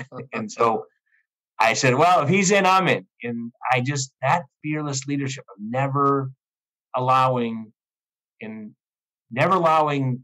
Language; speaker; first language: English; native; English